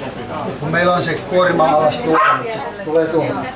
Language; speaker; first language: Finnish; native; Finnish